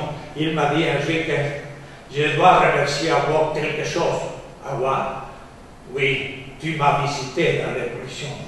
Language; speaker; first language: French; non-native, fluent; Spanish